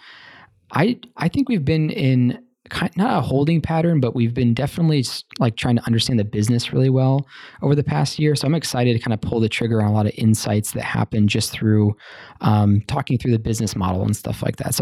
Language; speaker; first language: English; native; English